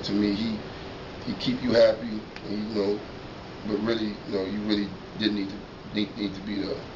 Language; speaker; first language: English; native; English